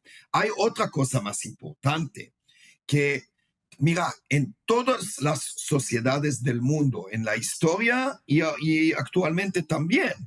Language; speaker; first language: Spanish; non-native, fluent; Hebrew